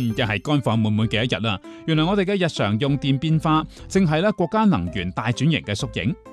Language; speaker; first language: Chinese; non-native, local second language; Cantonese